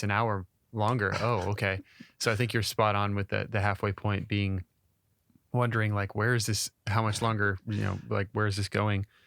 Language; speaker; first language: English; native; English